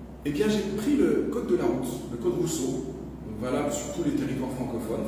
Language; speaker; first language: French; native; French